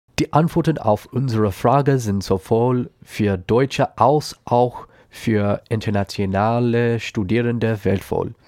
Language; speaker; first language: German; non-native, learner; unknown